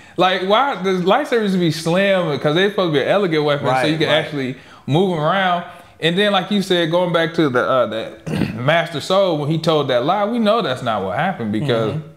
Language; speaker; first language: English; native; English